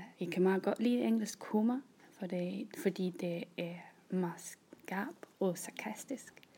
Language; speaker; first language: Danish; non-native, learner; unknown